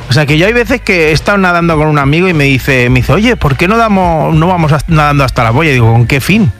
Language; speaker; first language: Spanish; native; Spanish